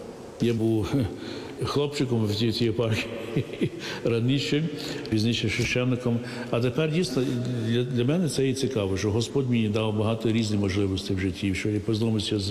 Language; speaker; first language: Ukrainian; early bilingual, heritage; English